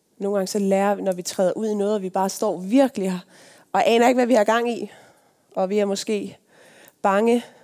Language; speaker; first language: Danish; native; Danish